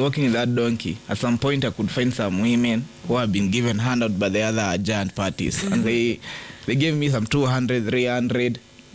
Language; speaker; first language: English; non-native, local second language; Kikuyu